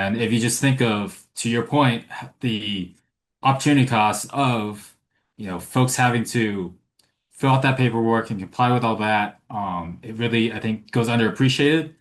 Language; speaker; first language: English; native; English